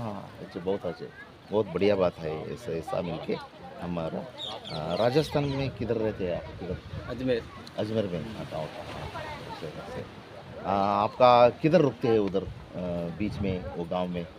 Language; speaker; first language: Hindi; non-native, local second language; Kannada